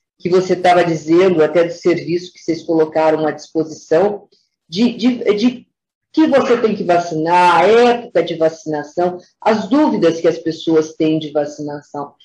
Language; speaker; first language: Portuguese; native; Portuguese